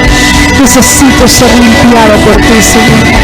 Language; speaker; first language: Spanish; native; Spanish